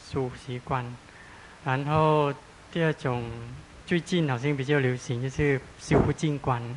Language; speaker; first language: Chinese; non-native, fluent; Thai